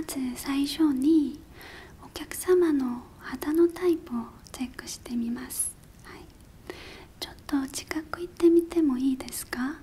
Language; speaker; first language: Japanese; non-native, fluent; Korean